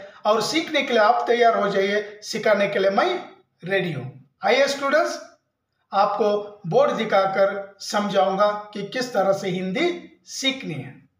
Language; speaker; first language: Hindi; non-native, local second language; Kannada